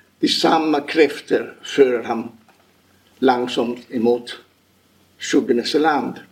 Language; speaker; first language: Norwegian; non-native, fluent; Italian